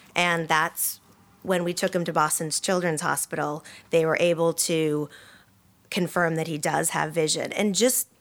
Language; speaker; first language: English; native; English